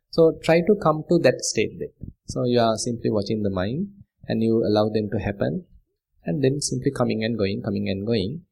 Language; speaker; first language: English; non-native, local second language; Sinhala